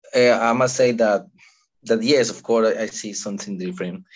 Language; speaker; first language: English; non-native, fluent; Spanish